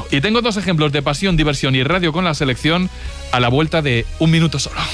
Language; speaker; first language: Spanish; native; Spanish